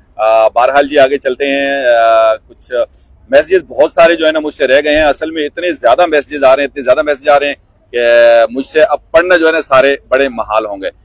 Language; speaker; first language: Urdu; non-native, local second language; Northern Hindko